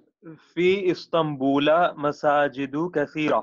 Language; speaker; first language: Arabic; non-native, learner; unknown